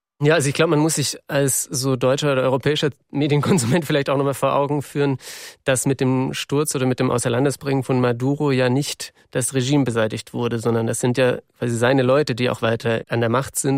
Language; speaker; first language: German; native; German